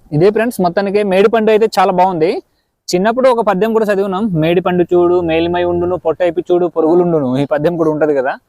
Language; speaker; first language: Telugu; non-native, local second language; Odia